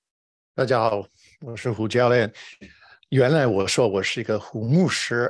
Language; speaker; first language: Chinese; non-native, fluent; English